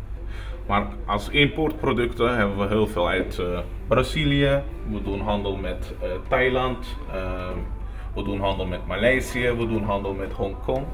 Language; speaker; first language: Dutch; early bilingual, other home language; Turkish